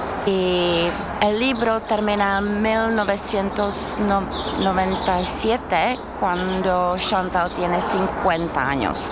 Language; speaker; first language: Spanish; non-native, fluent; Czech